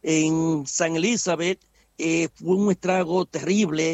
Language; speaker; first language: Spanish; native; Spanish